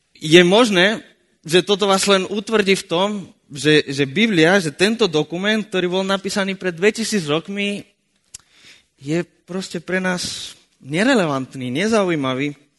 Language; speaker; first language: Slovak; non-native, fluent; Spanish